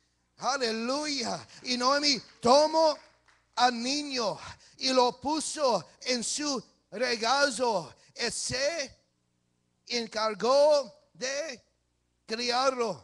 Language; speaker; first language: Spanish; early bilingual, heritage; English